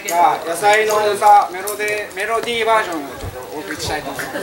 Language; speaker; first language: Japanese; native; Japanese